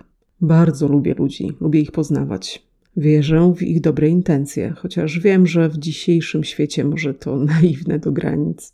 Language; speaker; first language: Polish; native; Polish